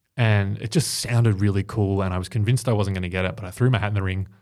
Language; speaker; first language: English; native; English